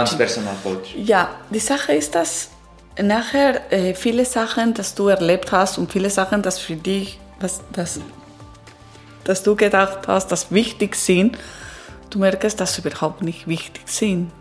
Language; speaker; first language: German; non-native, learner; Italian